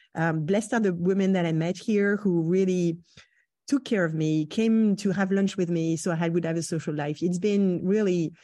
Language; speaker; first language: English; non-native, fluent; French